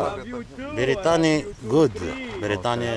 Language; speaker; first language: English; non-native, learner; Arabic